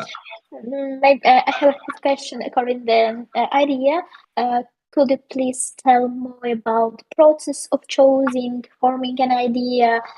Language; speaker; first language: English; non-native, learner; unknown